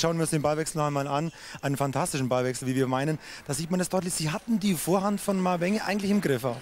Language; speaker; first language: German; native; German